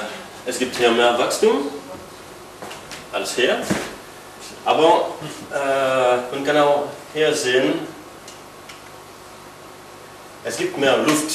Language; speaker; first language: German; non-native, learner; French